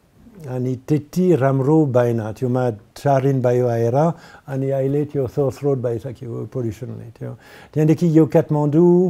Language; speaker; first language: Nepali; non-native, learner; French